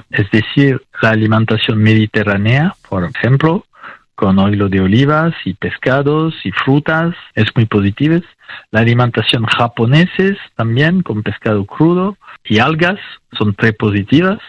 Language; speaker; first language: Spanish; non-native, fluent; French